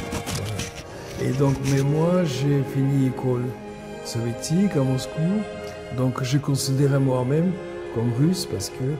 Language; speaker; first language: French; non-native, fluent; Russian